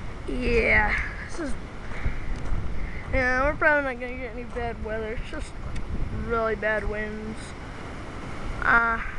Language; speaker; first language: English; native; English